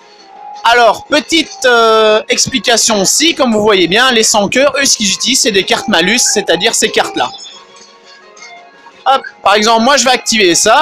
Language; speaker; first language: French; native; French